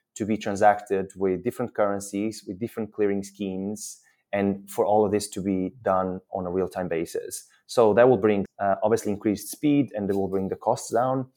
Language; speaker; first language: English; non-native, fluent; Portuguese